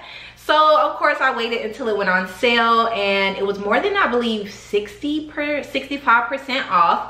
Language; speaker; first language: English; native; English